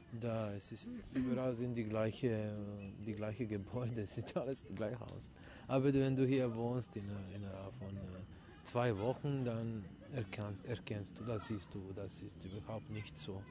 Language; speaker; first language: German; non-native, fluent; Serbian